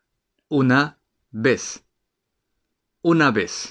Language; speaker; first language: Spanish; non-native, fluent; Japanese